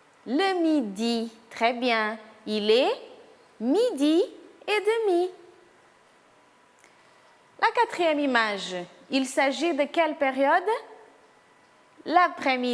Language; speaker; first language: French; non-native, fluent; Portuguese